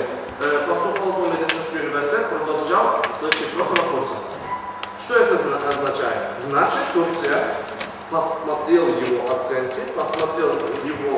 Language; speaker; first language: Russian; non-native, learner; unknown